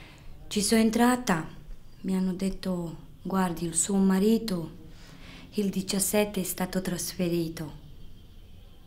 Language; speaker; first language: Italian; non-native, fluent; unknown